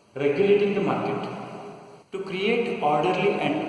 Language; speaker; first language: English; non-native, local second language; Kannada